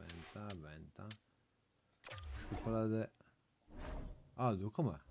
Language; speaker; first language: Swedish; non-native, learner; Polish